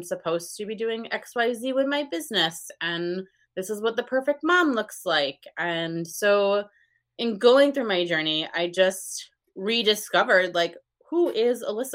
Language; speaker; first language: English; native; English